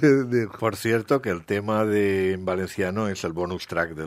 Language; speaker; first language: Spanish; native; Spanish